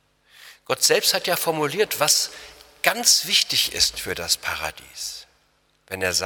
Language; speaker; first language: German; native; German